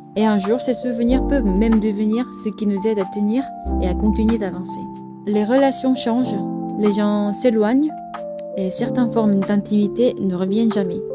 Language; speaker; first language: French; non-native, fluent; Korean